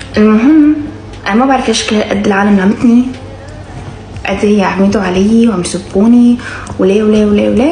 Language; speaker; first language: Arabic; native; Arabic